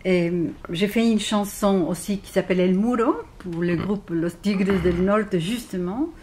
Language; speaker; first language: French; non-native, fluent; Spanish